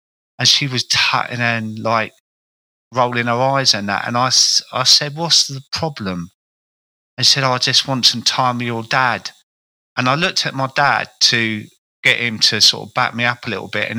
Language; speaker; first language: English; native; English